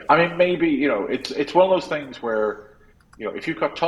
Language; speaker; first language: English; native; English